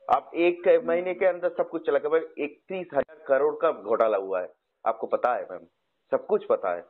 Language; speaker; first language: Hindi; non-native, local second language; Bangla